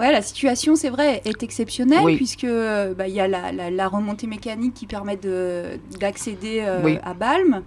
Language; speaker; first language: French; native; French